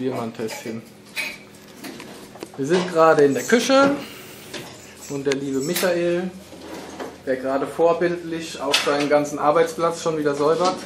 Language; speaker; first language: German; native; German